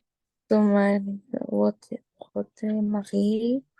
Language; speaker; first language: French; non-native, learner; Spanish